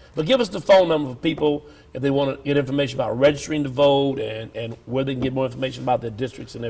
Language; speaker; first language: English; native; English